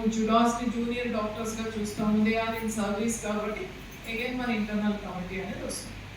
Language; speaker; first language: English; non-native, local second language; Telugu